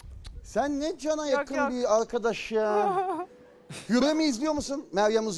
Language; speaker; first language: Turkish; native; Turkish